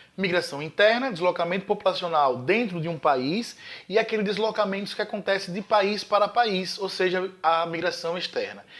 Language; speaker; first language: Portuguese; native; Portuguese